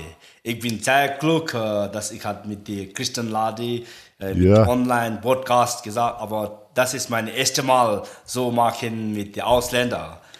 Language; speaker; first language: German; non-native, learner; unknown